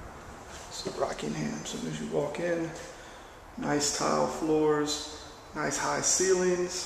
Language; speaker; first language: English; native; English